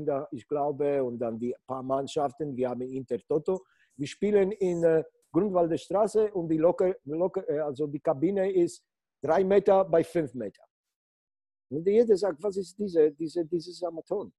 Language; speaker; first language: German; non-native, fluent; Polish